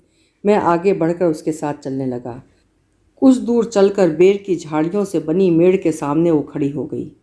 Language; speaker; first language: Hindi; native; Hindi